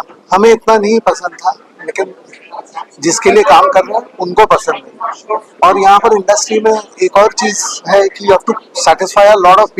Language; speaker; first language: Hindi; native; Hindi